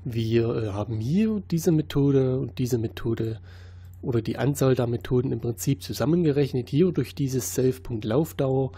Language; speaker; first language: German; native; German